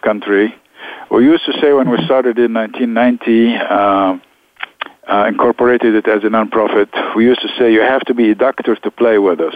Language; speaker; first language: English; non-native, fluent; Arabic